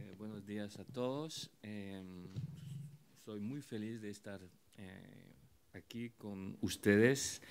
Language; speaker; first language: Spanish; non-native, fluent; French